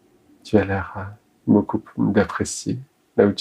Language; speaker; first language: French; native; French